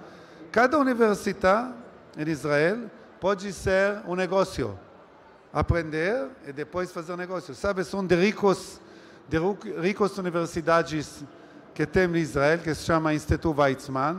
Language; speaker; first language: Portuguese; non-native, learner; Hebrew